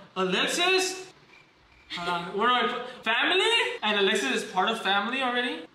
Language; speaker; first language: English; non-native, fluent; Spanish